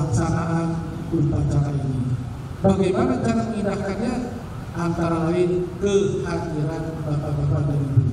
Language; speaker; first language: Indonesian; native; Indonesian